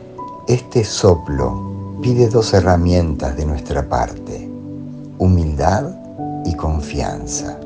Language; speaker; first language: Spanish; native; Spanish